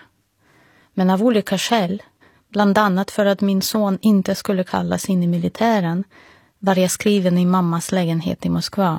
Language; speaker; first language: Swedish; non-native, fluent; Russian